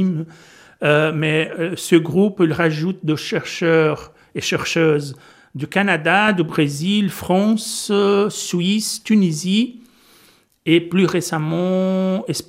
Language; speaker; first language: French; non-native, fluent; Portuguese